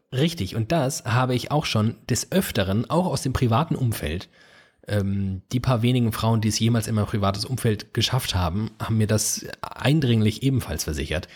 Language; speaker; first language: German; native; German